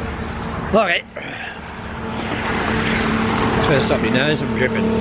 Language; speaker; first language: English; native; English